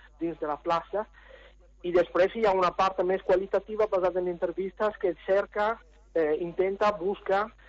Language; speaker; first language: Catalan; non-native, fluent; Italian